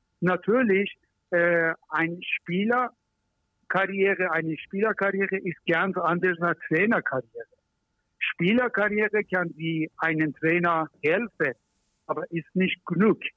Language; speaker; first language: German; non-native, learner; Persian